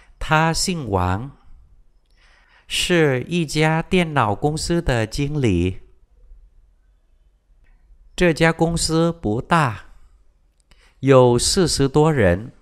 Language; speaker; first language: Chinese; non-native, fluent; Vietnamese